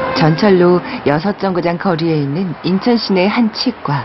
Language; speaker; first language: Korean; native; Korean